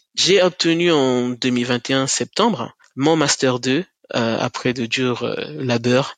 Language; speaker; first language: French; native; French